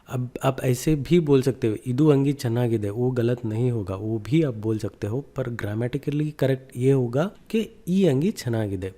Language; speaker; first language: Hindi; non-native, local second language; Kannada